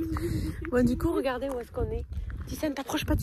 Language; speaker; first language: French; native; French